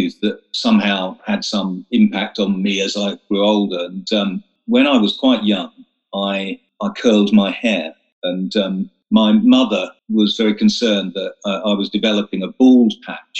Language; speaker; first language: English; native; English